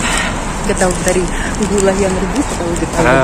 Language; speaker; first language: Indonesian; non-native, learner; Russian